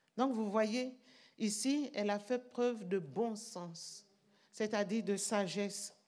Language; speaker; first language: French; non-native, local second language; Mossi